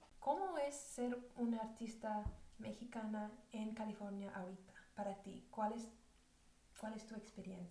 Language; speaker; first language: Spanish; early bilingual, other home language; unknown